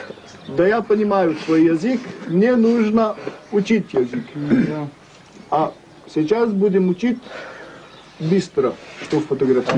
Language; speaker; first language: Russian; non-native, learner; French